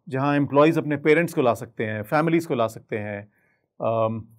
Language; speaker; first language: Hindi; native; Hindi